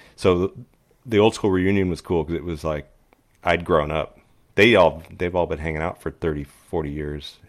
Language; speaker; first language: English; native; English